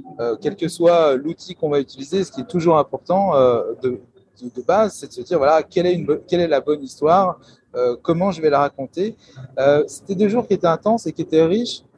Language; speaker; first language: French; native; French